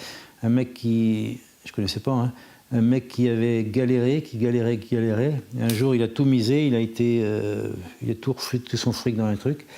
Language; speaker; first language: French; native; French